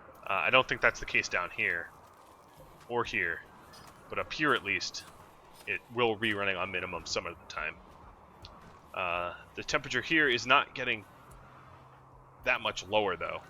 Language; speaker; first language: English; native; English